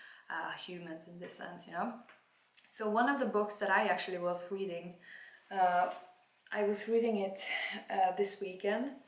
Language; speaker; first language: English; non-native, fluent; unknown